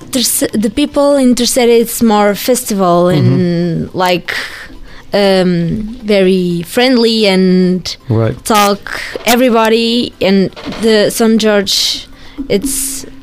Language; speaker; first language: English; non-native, learner; Portuguese